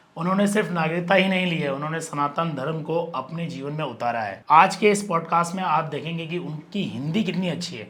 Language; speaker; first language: Hindi; native; Hindi